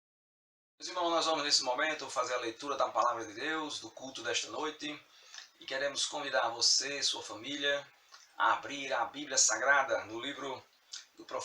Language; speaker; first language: Portuguese; native; Portuguese